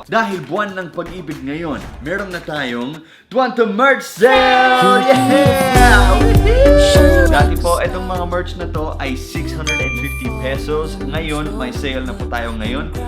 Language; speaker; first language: Filipino; non-native, fluent; English